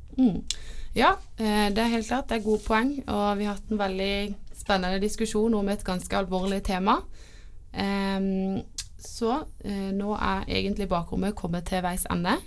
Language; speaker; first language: Norwegian; native; Norwegian